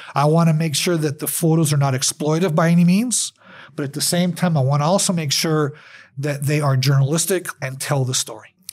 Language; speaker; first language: English; native; English